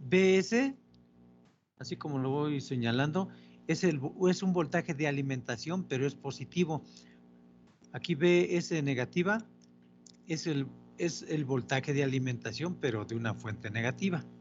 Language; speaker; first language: Spanish; native; Spanish